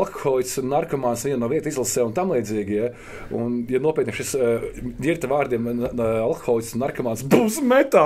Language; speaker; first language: Latvian; native; Latvian